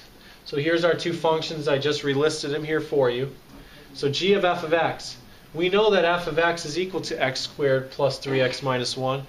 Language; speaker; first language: English; native; English